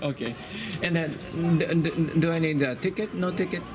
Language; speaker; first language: English; non-native, learner; Japanese